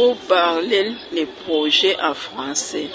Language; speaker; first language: French; non-native, learner; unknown